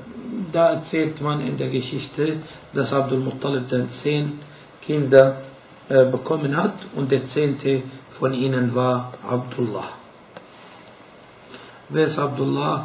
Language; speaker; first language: German; non-native, fluent; Arabic